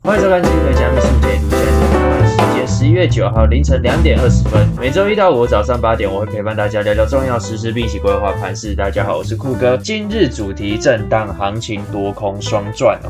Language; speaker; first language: Chinese; native; Chinese